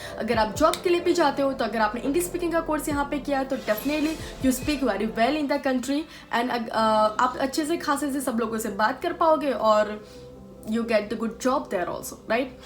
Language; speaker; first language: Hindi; non-native, local second language; Gujarati